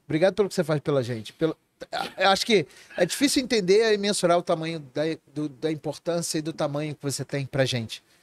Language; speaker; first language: Portuguese; native; Portuguese